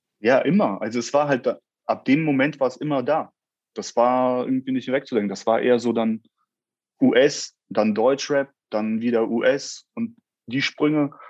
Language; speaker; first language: German; early bilingual, other home language; Russian